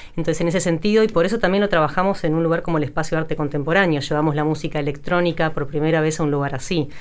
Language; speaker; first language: Spanish; native; Spanish